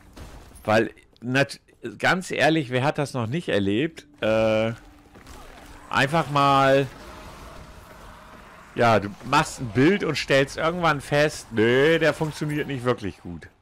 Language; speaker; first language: German; native; German